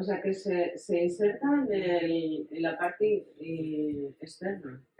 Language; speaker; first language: Spanish; non-native, learner; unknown